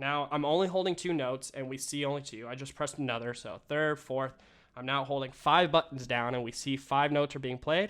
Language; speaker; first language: English; native; English